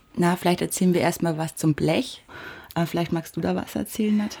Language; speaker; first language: German; native; German